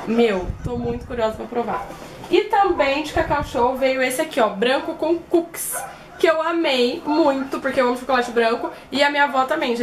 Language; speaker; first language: Portuguese; native; Portuguese